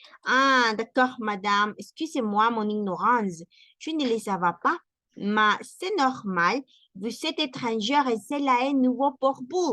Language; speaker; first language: French; non-native, learner; Spanish